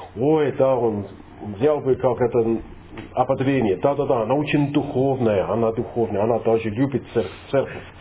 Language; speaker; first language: Russian; non-native, fluent; English